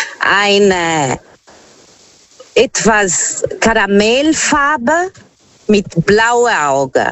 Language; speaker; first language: German; non-native, fluent; Portuguese